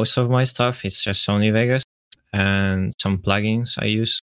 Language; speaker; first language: English; non-native, fluent; Polish